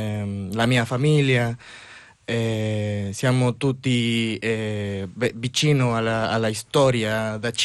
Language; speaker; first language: Italian; non-native, learner; Spanish